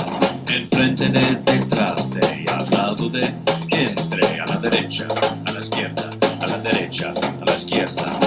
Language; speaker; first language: Spanish; non-native, fluent; English